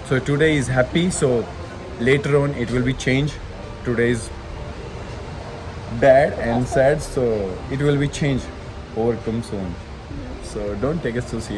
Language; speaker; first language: English; non-native, learner; Hindi